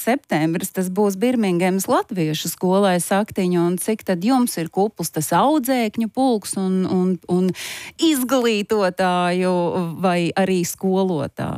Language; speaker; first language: Latvian; native; Latvian